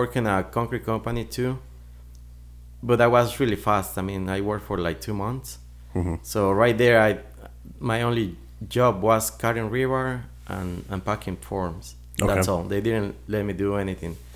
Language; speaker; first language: English; non-native, fluent; Spanish